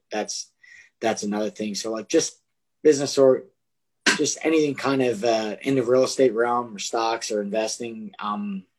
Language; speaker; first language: English; native; English